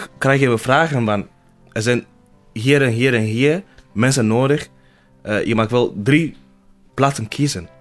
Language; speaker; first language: Dutch; non-native, fluent; Ewe